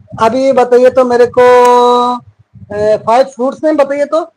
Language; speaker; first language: Hindi; non-native, local second language; Bangla